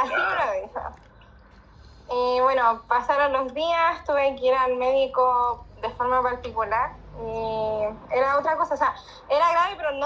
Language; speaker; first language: Spanish; native; Spanish